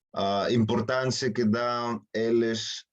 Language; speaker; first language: Portuguese; non-native, fluent; Spanish